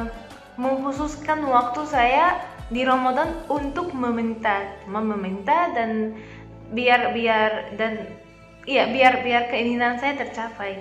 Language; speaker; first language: Indonesian; non-native, fluent; Arabic